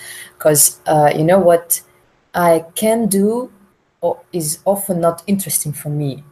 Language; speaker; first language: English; non-native, learner; Russian